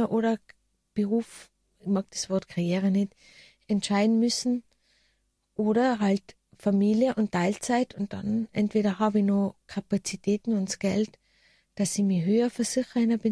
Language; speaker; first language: German; native; German